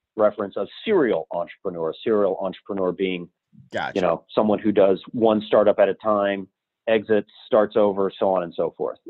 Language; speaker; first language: English; native; English